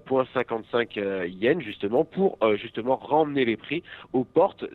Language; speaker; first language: French; native; French